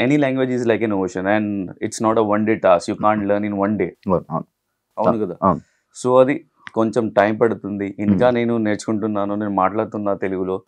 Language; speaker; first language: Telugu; non-native, local second language; Urdu